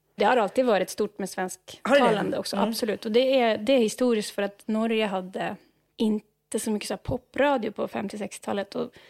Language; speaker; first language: Swedish; non-native, fluent; Norwegian